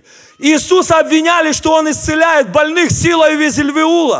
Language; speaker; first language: Russian; native; Russian